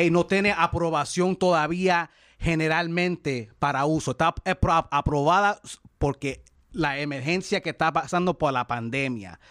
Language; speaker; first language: Spanish; early bilingual, heritage; Spanish